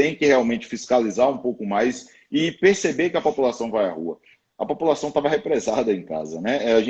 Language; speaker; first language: Portuguese; native; Portuguese